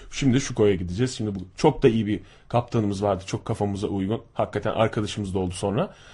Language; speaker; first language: Turkish; native; Turkish